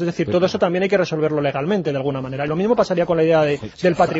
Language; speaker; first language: Spanish; native; Spanish